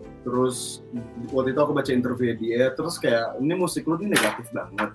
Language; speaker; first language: Indonesian; native; Indonesian